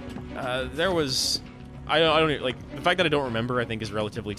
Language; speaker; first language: English; native; English